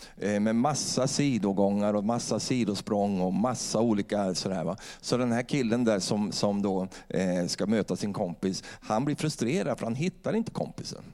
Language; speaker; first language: Swedish; native; Swedish